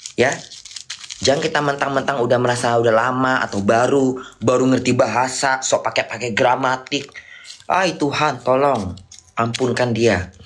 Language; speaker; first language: Indonesian; native; Indonesian